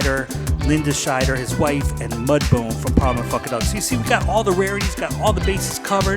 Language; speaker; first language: English; native; English